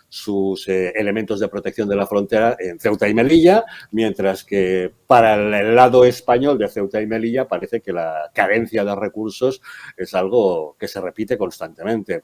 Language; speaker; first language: Spanish; native; Spanish